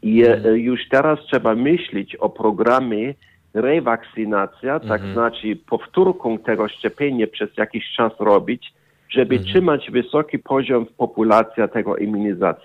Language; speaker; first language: Polish; non-native, learner; German